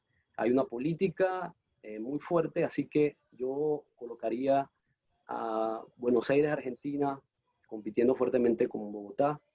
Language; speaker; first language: Spanish; native; Spanish